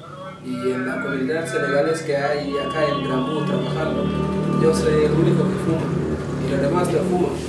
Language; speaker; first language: Spanish; non-native, local second language; Wolof